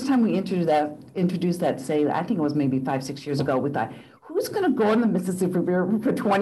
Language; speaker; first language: English; native; English